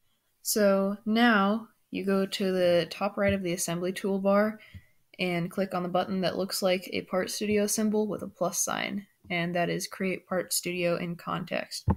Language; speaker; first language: English; native; English